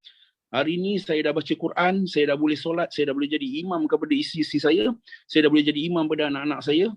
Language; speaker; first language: Indonesian; non-native, local second language; Malay